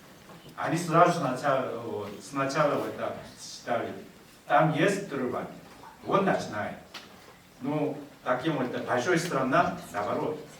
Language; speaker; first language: Russian; non-native, learner; Korean